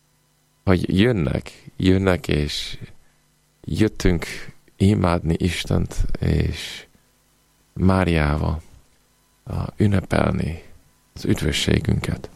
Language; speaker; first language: Hungarian; non-native, fluent; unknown